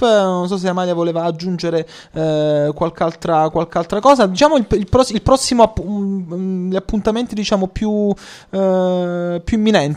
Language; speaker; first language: Italian; native; Italian